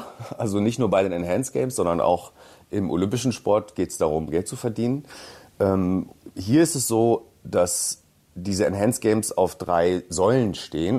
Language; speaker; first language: German; native; German